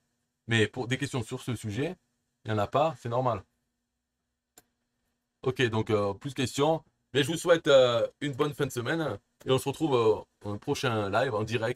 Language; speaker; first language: French; native; French